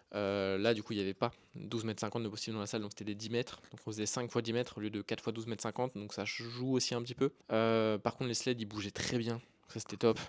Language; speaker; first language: French; native; French